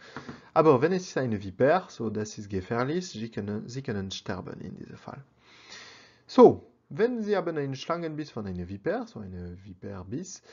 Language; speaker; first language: German; non-native, learner; French